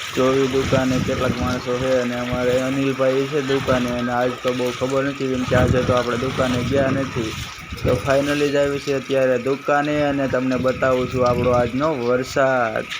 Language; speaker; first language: Gujarati; native; Gujarati